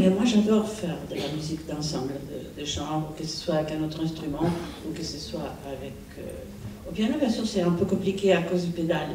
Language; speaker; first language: French; non-native, fluent; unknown